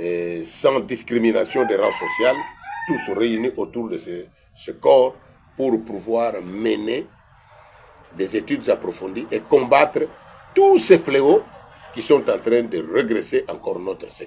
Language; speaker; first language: French; non-native, local second language; Kongo